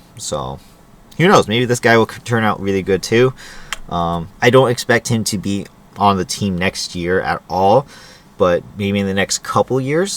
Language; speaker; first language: English; native; English